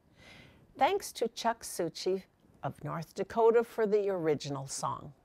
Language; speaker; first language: English; native; English